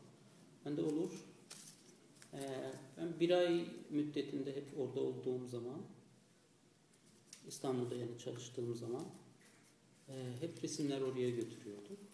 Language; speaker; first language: Turkish; non-native, fluent; Azerbaijani